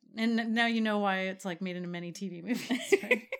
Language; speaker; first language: English; native; English